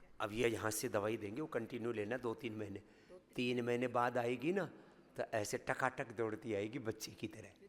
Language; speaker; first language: Hindi; native; Hindi